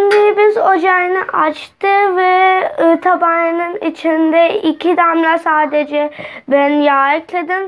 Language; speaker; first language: Turkish; non-native, learner; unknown